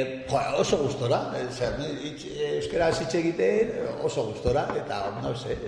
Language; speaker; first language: Basque; non-native, local second language; Spanish